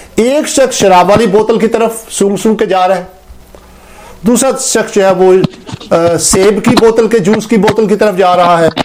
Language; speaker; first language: Hindi; native; Hindi